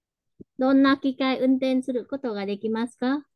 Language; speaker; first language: Japanese; non-native, fluent; Vietnamese